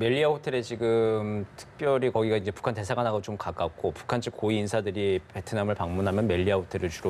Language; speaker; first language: Korean; native; Korean